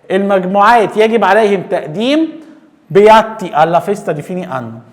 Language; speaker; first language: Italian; non-native, fluent; Arabic